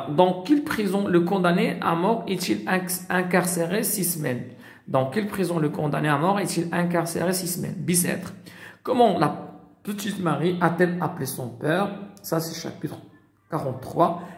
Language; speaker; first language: French; non-native, local second language; Arabic